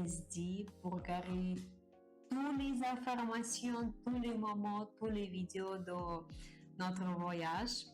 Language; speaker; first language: French; non-native, learner; Japanese